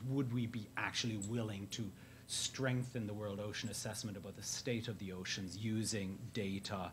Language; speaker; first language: English; native; English